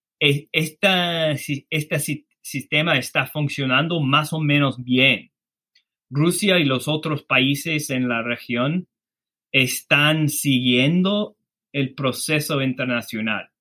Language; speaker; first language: Spanish; non-native, fluent; English